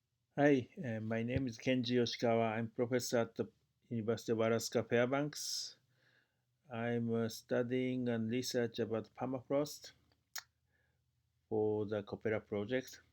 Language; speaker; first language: English; non-native, fluent; Japanese